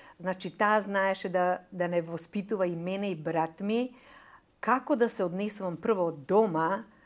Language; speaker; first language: Macedonian; native; Macedonian